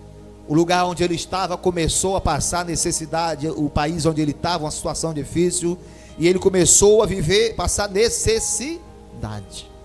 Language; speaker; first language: Portuguese; native; Portuguese